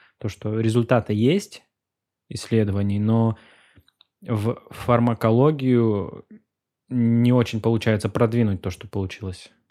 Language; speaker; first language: Russian; native; Russian